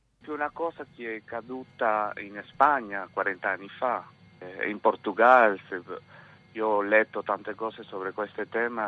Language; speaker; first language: Italian; non-native, fluent; Spanish